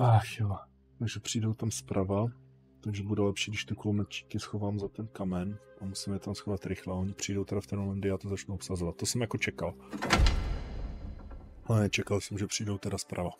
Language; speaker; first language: Czech; native; Czech